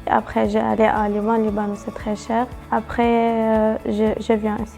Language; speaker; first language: French; non-native, learner; Arabic